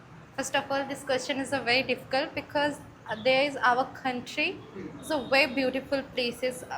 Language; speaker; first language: English; non-native, learner; Hindi